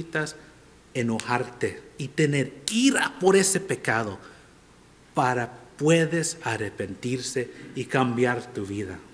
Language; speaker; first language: Spanish; non-native, fluent; English